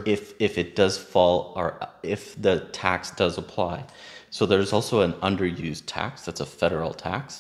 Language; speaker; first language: English; native; English